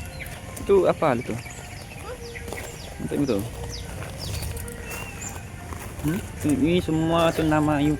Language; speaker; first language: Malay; non-native, learner; Nepali